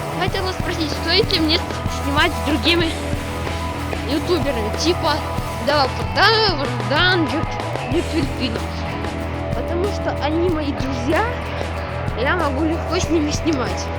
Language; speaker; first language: Russian; non-native, local second language; Ukrainian